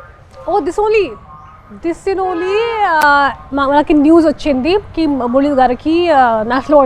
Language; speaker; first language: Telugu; non-native, fluent; Hindi